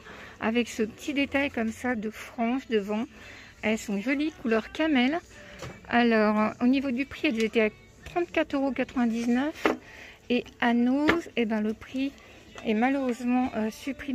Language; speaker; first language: French; native; French